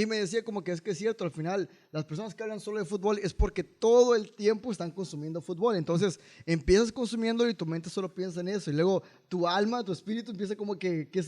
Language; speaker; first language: Spanish; native; Spanish